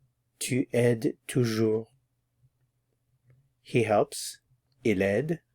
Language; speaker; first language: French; non-native, fluent; English